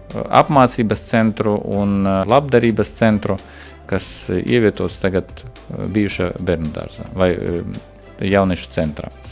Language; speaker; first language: Latvian; non-native, local second language; Russian